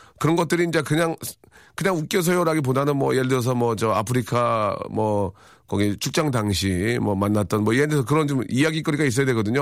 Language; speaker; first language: Korean; native; Korean